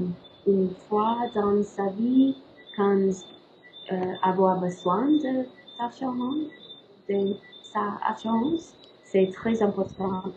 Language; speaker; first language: French; non-native, learner; English